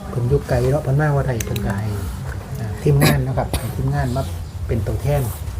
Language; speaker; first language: Thai; native; Thai